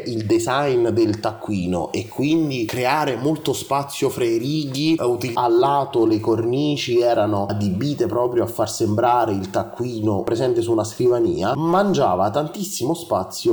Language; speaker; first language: Italian; native; Italian